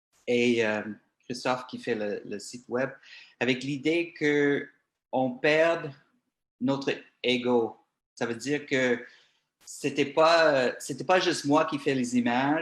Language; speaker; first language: French; non-native, local second language; English